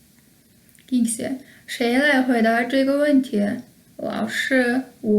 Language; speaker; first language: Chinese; non-native, fluent; Kyrgyz